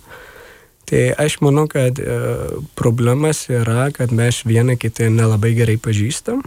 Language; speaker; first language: Lithuanian; non-native, fluent; Urdu